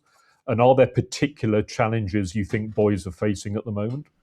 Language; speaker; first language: English; native; English